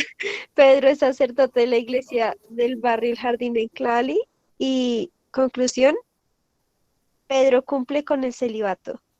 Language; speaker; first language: Spanish; native; Spanish